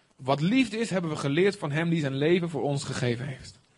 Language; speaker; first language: Dutch; native; Dutch